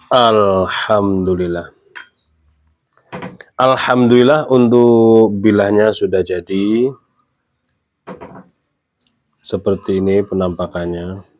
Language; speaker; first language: Indonesian; native; Indonesian